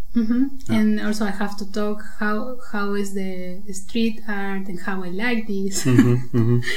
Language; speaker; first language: English; non-native, learner; Spanish